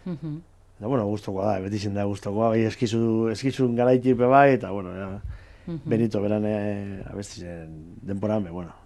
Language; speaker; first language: Basque; native; Basque